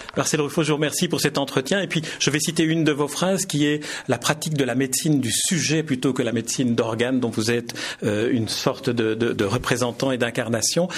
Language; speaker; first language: French; native; French